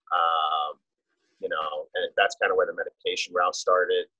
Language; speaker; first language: English; native; English